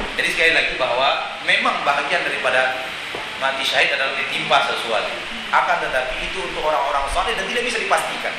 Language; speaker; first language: Indonesian; non-native, local second language; Minangkabau